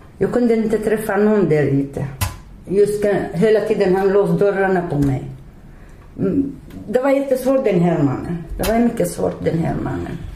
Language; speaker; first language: Swedish; non-native, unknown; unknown